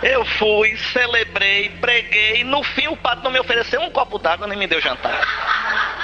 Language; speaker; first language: Portuguese; native; Portuguese